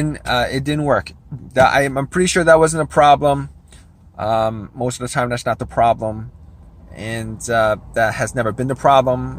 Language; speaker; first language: English; native; English